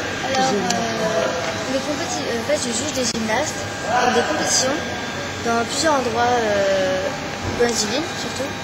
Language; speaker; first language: French; early bilingual, other home language; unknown